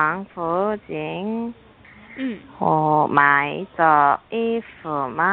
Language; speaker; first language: Chinese; non-native, learner; Korean